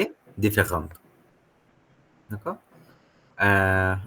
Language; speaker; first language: French; non-native, fluent; Hindi